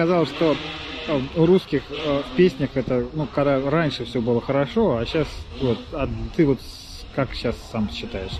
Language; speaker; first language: Russian; native; Russian